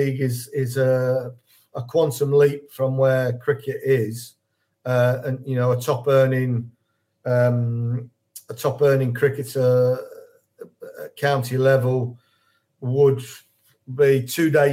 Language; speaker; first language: English; native; English